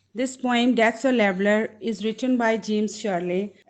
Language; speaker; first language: English; non-native, local second language; Punjabi